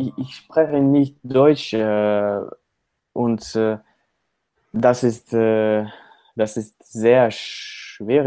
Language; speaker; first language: German; non-native, learner; Russian